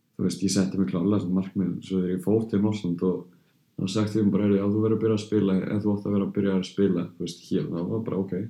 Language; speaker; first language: Icelandic; early bilingual, heritage; Icelandic